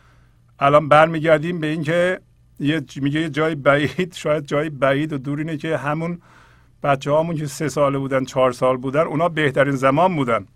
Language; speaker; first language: Persian; native; Persian